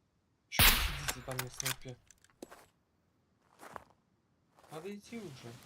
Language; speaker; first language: Russian; native; Russian